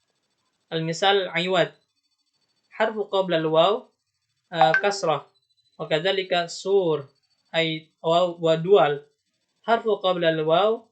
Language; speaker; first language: Arabic; non-native, learner; Indonesian